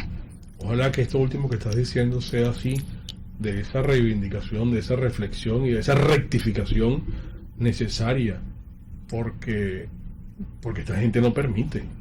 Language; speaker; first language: Spanish; native; Spanish